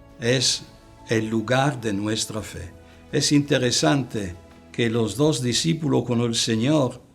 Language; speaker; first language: Spanish; non-native, fluent; Italian